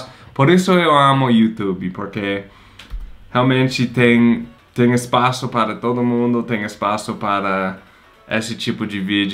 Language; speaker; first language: Portuguese; non-native, fluent; English